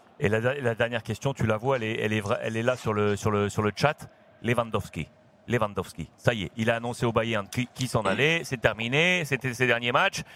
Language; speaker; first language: French; native; French